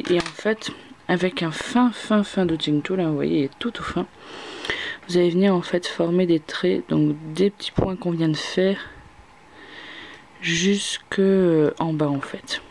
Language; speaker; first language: French; native; French